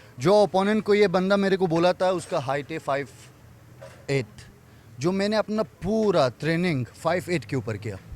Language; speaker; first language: Hindi; non-native, fluent; Persian